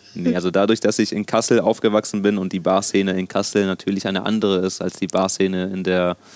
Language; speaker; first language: German; non-native, local second language; Sicilian